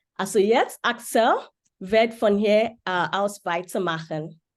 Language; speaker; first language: German; non-native, learner; Yoruba